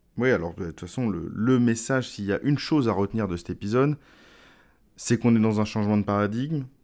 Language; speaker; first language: French; native; French